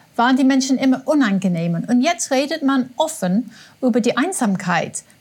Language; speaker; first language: German; non-native, fluent; English